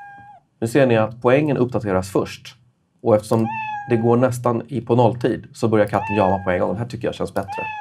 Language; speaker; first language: Swedish; native; Swedish